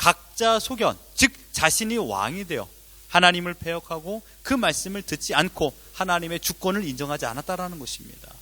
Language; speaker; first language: Korean; native; Korean